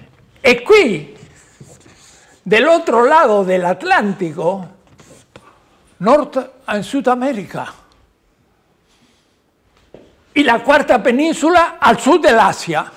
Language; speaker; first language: Italian; non-native, learner; Spanish